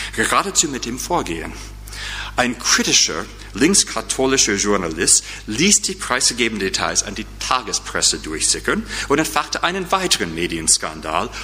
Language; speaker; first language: German; non-native, fluent; English